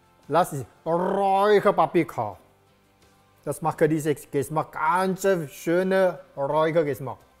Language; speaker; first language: German; non-native, learner; Japanese